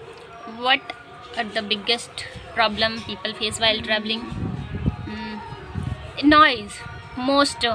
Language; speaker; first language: English; non-native, learner; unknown